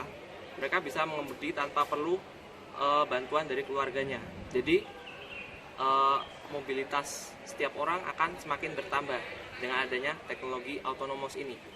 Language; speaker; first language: Indonesian; native; Indonesian